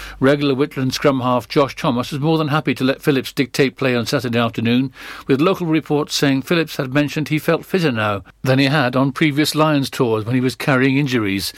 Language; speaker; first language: English; native; English